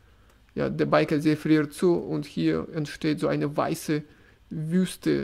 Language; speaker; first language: German; non-native, fluent; Russian